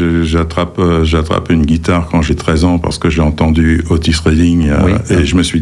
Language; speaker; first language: French; native; French